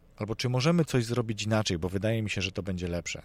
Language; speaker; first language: Polish; native; Polish